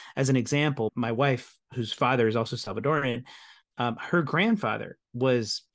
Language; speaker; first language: English; native; English